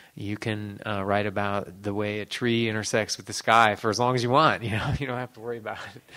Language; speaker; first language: English; native; English